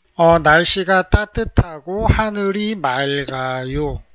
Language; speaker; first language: Korean; native; Korean